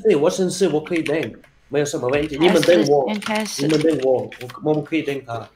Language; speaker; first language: Chinese; non-native, learner; Russian